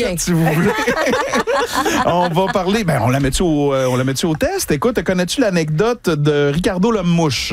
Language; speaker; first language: French; native; French